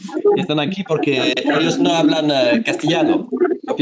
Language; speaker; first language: Spanish; non-native, fluent; French